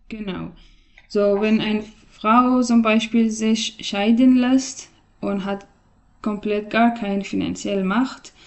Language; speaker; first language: German; non-native, learner; Persian